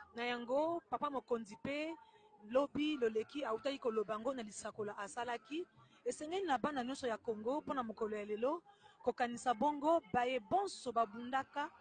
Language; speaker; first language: Lingala; native; Lingala